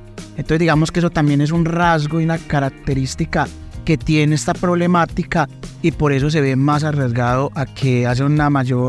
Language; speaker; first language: Spanish; native; Spanish